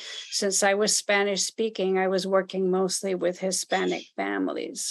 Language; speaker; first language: English; non-native, fluent; Spanish